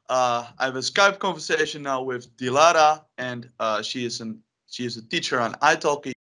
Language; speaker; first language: English; non-native, fluent; Dutch